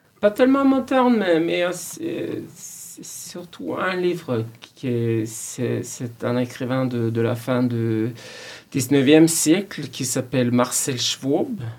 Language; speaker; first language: French; non-native, fluent; Norwegian